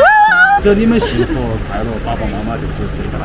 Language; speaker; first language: Chinese; native; Chinese